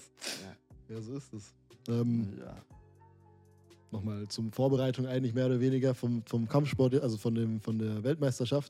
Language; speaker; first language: German; native; German